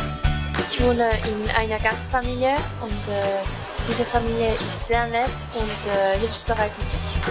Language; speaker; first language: German; non-native, local second language; French